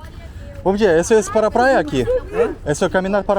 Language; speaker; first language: Portuguese; non-native, learner; Russian